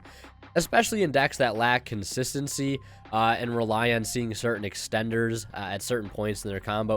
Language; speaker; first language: English; native; English